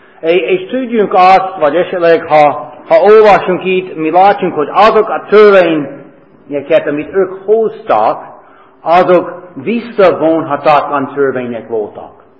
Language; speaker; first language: Hungarian; non-native, fluent; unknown